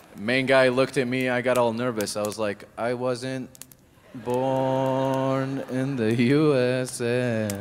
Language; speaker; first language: English; non-native, fluent; Arabic